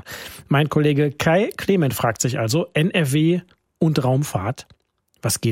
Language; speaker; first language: German; native; German